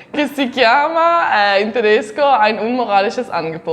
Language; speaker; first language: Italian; non-native, local second language; German